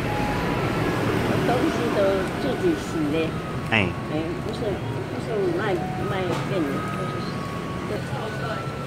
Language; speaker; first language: Chinese; non-native, local second language; Min Nan Chinese